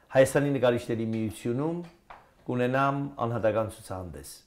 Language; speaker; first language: Armenian; native; Armenian